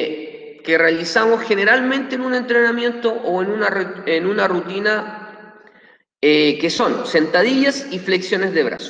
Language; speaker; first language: Spanish; native; Spanish